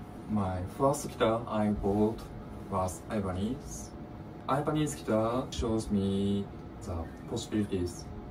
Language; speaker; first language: English; non-native, learner; Japanese